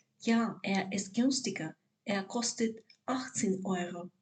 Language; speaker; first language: German; non-native, fluent; Ukrainian